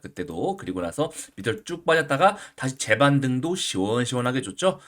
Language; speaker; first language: Korean; native; Korean